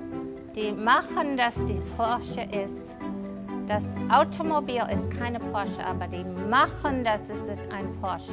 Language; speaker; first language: German; non-native, learner; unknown